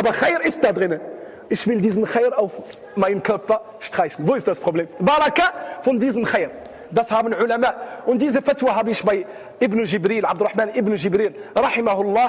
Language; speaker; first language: German; non-native, fluent; Arabic